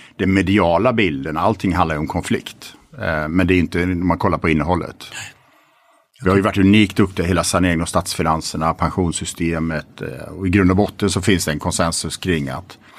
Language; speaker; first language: Swedish; native; Swedish